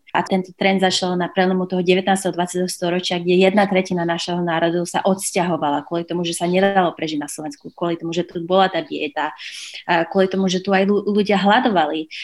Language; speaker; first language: Slovak; early bilingual, heritage; Slovak